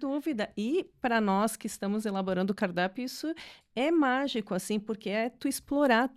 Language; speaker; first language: Portuguese; native; Portuguese